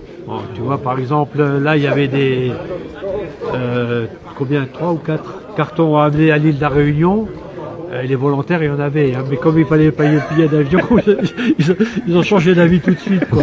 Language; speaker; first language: French; native; French